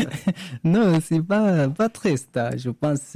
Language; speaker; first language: French; non-native, learner; Arabic